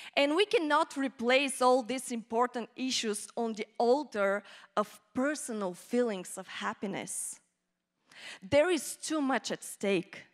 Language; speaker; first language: English; non-native, fluent; Bulgarian